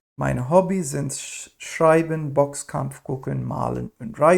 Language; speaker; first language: German; non-native, fluent; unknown